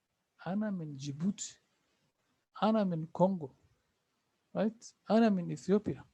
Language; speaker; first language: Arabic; non-native, fluent; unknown